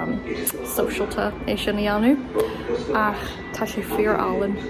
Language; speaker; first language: Irish; non-native, learner; English